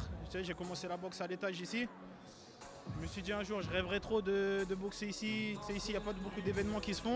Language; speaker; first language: French; native; French